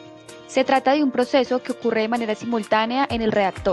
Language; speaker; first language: Spanish; native; Spanish